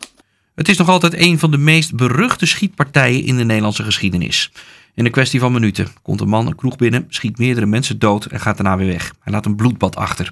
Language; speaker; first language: Dutch; native; Dutch